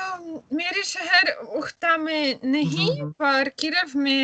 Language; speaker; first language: Hindi; non-native, learner; Russian